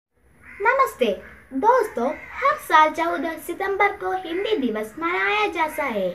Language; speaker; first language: Hindi; non-native, local second language; Malayalam